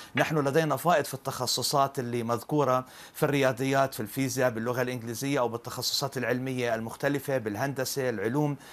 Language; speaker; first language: Arabic; native; Arabic